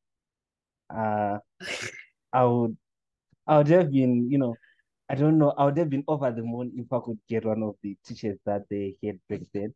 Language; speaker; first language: English; non-native, local second language; Shona